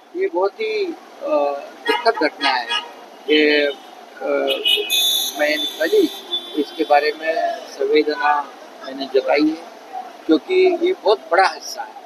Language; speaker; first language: Hindi; non-native, local second language; Marathi